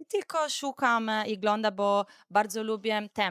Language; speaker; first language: Polish; non-native, learner; Italian